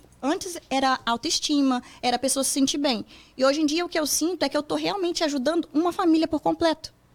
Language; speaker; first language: Portuguese; native; Portuguese